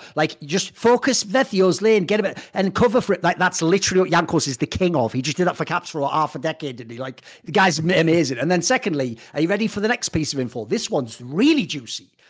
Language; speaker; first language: English; native; English